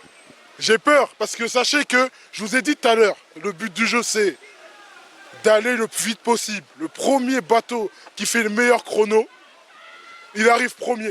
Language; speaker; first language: French; native; French